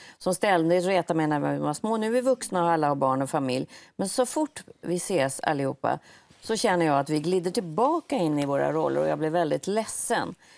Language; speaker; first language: Swedish; native; Swedish